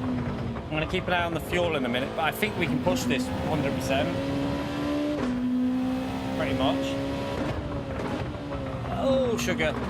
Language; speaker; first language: English; native; English